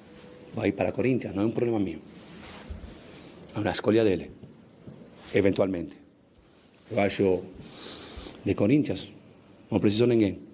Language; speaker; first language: Portuguese; non-native, fluent; Spanish